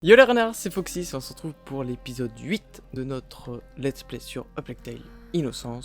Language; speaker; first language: French; native; French